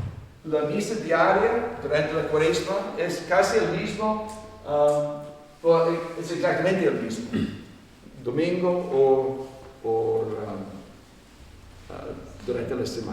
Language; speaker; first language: Spanish; non-native, fluent; English